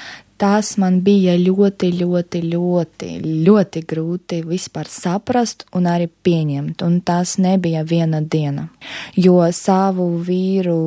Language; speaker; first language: Latvian; non-native, local second language; Russian